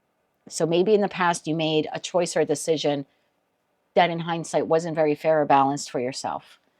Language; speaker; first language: English; native; English